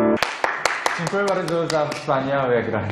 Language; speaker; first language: Polish; non-native, fluent; Korean